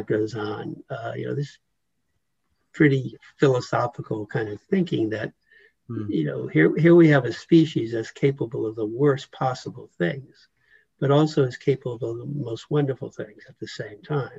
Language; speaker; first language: English; native; English